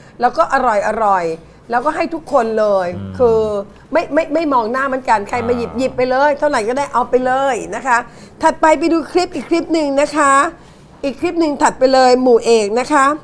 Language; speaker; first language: Thai; native; Thai